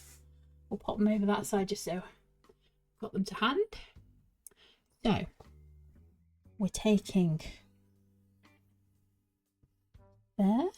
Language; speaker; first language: English; native; English